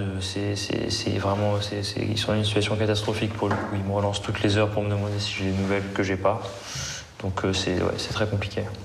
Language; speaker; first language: French; native; French